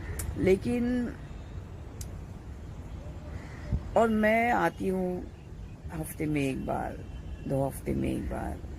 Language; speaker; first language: Hindi; native; Hindi